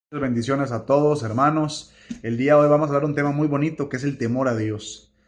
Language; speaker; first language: Spanish; native; Spanish